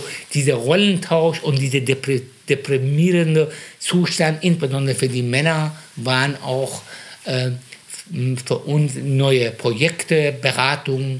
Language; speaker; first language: German; non-native, fluent; Persian